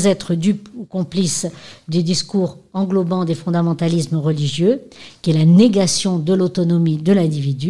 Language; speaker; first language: French; native; French